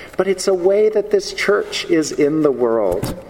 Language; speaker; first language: English; native; English